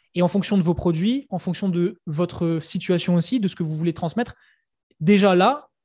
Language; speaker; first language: French; native; French